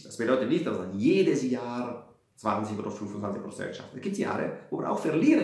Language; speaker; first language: German; non-native, fluent; Italian